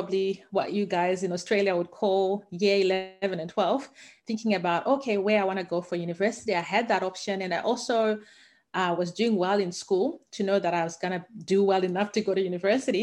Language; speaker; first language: English; non-native, local second language; Shona